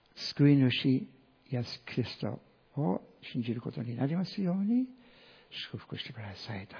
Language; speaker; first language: Japanese; non-native, fluent; English